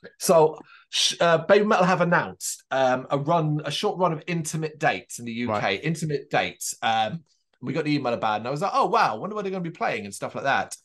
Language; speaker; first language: English; native; English